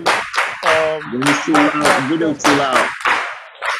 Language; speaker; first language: English; native; English